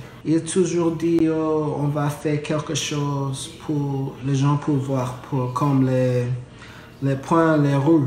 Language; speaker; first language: French; non-native, learner; English